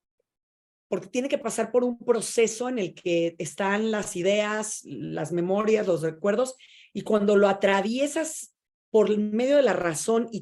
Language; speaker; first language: Spanish; native; Spanish